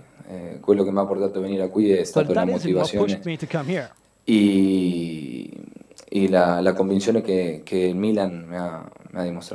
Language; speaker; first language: Italian; non-native, fluent; Spanish